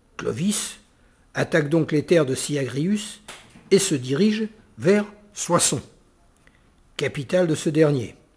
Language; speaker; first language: French; native; French